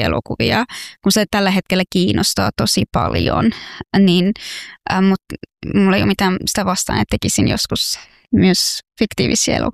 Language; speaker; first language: Finnish; non-native, fluent; Persian